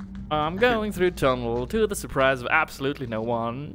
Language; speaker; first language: English; non-native, fluent; German